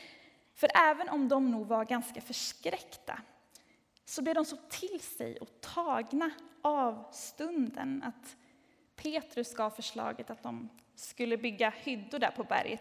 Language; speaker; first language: Swedish; native; Swedish